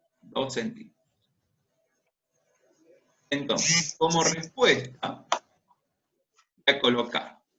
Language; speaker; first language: Spanish; native; Spanish